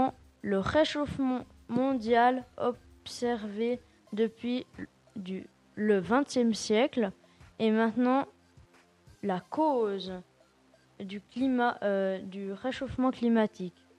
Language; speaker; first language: French; native; French